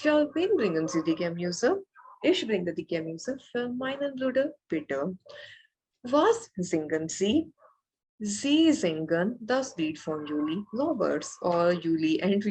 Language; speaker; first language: German; non-native, learner; Malayalam